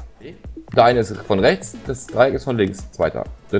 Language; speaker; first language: German; native; German